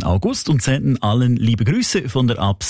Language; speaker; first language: German; native; German